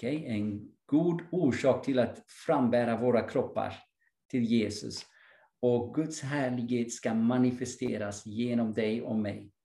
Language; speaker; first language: Swedish; non-native, fluent; English